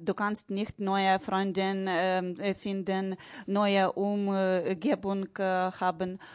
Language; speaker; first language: German; non-native, learner; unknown